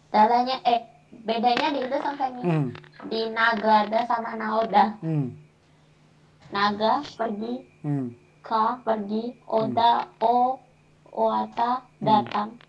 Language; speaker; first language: Korean; non-native, learner; Indonesian